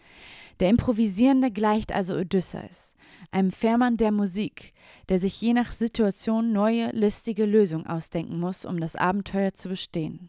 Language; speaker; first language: German; native; German